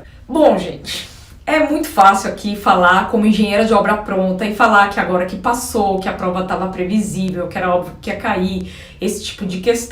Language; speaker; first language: Portuguese; native; Portuguese